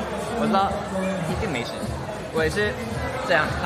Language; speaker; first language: Chinese; non-native, fluent; Turkish